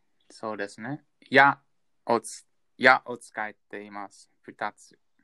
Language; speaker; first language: Japanese; non-native, learner; English